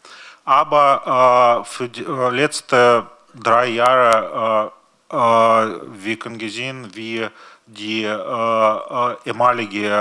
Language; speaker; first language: German; non-native, learner; Russian